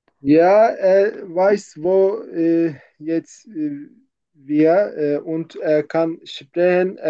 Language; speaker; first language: German; non-native, learner; Turkish